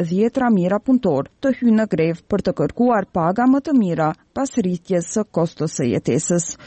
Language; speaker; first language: Albanian; native; Albanian